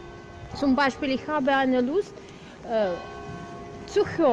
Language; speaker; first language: German; non-native, learner; Russian